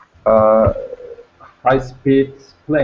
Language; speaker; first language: English; non-native, learner; Turkish